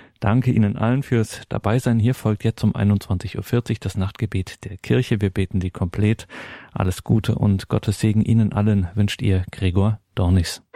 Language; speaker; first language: German; native; German